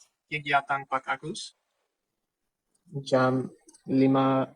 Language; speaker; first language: Indonesian; non-native, learner; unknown